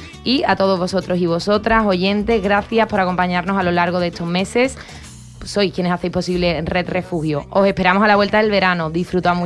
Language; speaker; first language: Spanish; native; Spanish